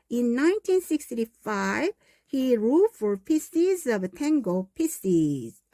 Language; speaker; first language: English; non-native, fluent; Korean